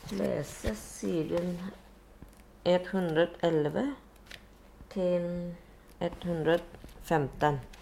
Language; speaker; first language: Norwegian; non-native, learner; Vietnamese